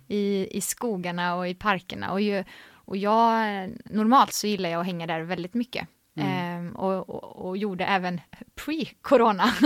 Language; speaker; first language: Swedish; native; Swedish